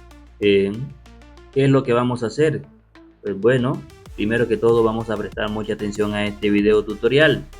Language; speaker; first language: Spanish; native; Spanish